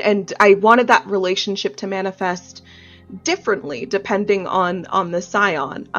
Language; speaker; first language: English; native; English